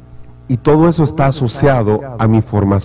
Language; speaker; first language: Spanish; native; Spanish